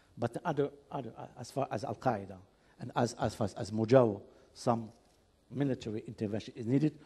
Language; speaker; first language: English; non-native, fluent; Arabic